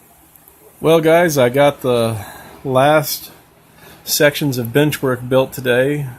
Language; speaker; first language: English; native; English